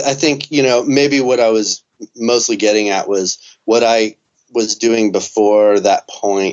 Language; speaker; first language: English; native; English